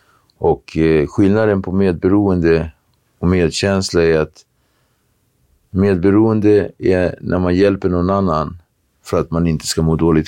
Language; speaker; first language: Swedish; native; Swedish